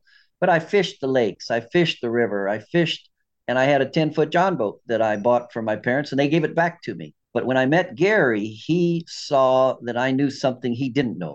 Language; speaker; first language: English; native; English